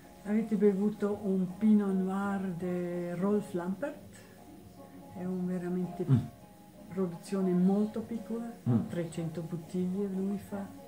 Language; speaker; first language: Italian; non-native, local second language; German